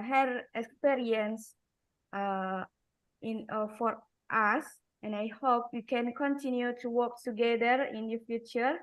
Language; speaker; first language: English; non-native, learner; Indonesian